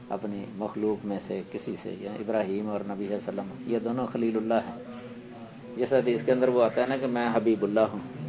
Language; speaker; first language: Urdu; non-native, local second language; Punjabi